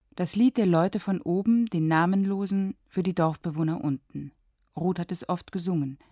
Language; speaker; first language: German; native; German